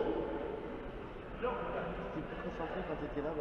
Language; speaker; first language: French; native; French